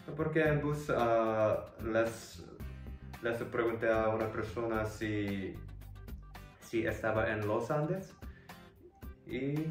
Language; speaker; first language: Spanish; non-native, learner; Korean